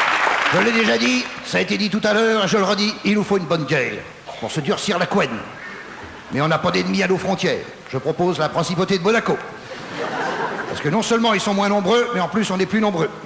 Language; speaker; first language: French; native; French